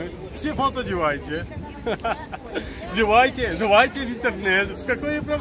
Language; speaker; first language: Russian; non-native, local second language; Ukrainian